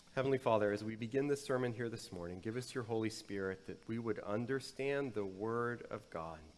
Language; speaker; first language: English; native; English